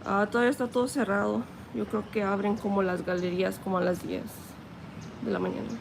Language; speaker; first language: Spanish; early bilingual, heritage; Spanish